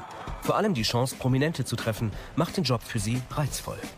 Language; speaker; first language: German; native; German